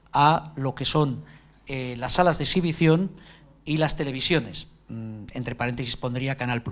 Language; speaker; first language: Spanish; native; Spanish